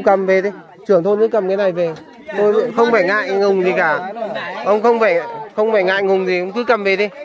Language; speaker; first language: Vietnamese; native; Vietnamese